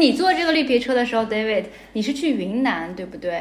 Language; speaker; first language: Chinese; native; Chinese